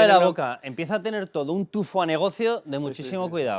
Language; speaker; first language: Spanish; native; Spanish